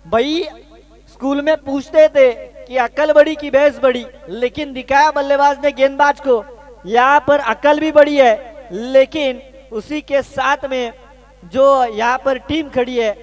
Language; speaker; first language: Hindi; non-native, local second language; Marathi